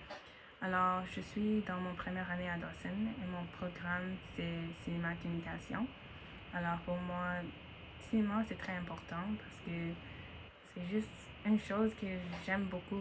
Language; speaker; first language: French; non-native, learner; English